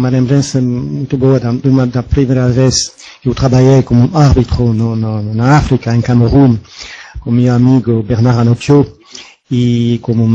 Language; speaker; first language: Portuguese; non-native, fluent; French